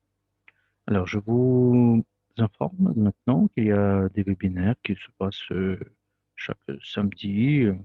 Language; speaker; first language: French; non-native, fluent; Russian